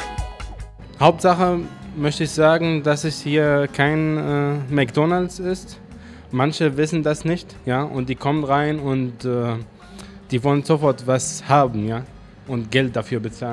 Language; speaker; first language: German; non-native, fluent; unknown